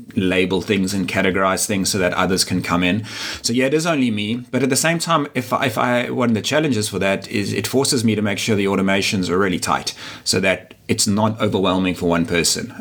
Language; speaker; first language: English; native; English